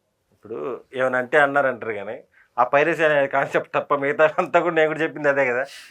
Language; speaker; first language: Telugu; native; Telugu